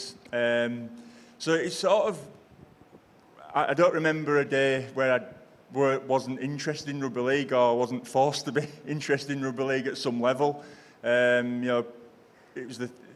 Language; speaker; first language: English; native; English